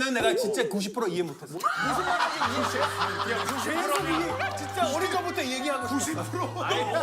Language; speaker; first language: Korean; non-native, learner; French